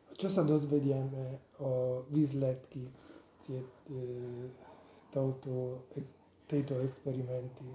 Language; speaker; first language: Slovak; non-native, learner; Italian